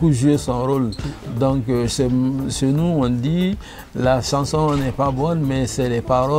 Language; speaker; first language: French; non-native, local second language; Bambara